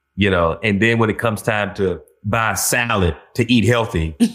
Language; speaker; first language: English; native; English